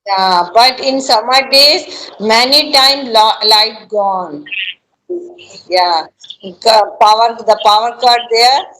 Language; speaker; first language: English; non-native, learner; Hindi